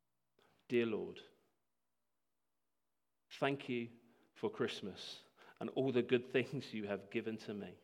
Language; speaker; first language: English; native; English